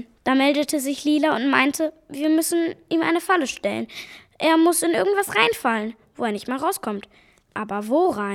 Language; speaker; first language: German; native; German